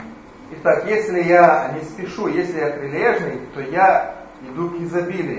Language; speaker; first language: Polish; non-native, learner; Russian